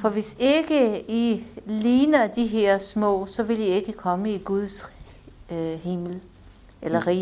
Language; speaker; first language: Danish; non-native, fluent; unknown